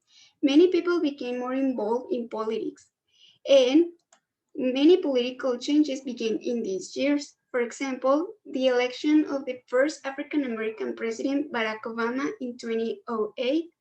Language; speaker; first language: English; non-native, learner; Spanish